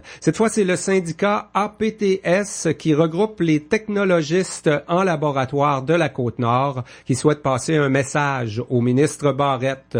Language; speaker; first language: French; native; French